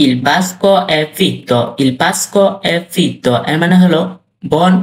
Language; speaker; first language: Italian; non-native, learner; Bangla